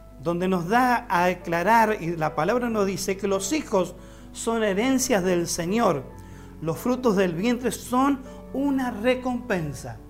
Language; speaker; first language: Spanish; native; Spanish